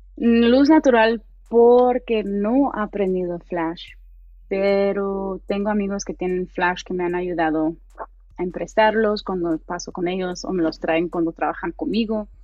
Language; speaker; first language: Spanish; early bilingual, heritage; Spanish